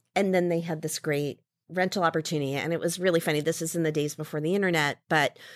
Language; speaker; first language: English; native; English